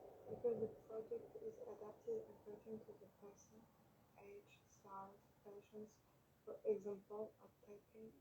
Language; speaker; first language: English; non-native, learner; French